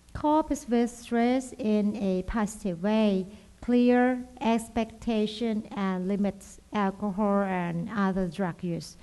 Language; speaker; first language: English; non-native, learner; Thai